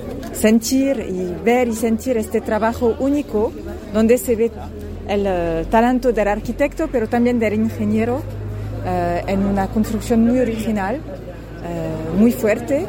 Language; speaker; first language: Spanish; non-native, fluent; French